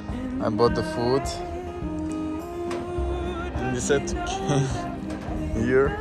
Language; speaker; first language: English; non-native, local second language; Bangla